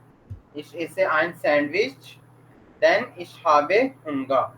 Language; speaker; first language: German; non-native, fluent; Urdu